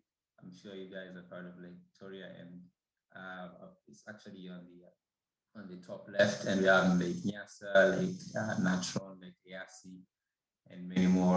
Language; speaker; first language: English; non-native, local second language; Swahili